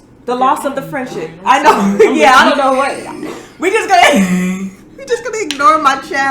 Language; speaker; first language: English; native; English